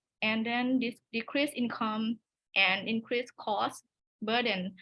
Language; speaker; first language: English; non-native, learner; Thai